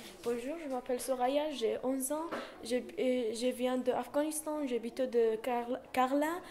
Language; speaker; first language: French; non-native, learner; Persian